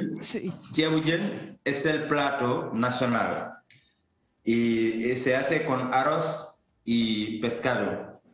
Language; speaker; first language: Spanish; non-native, fluent; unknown